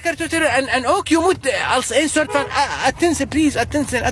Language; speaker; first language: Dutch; non-native, learner; Arabic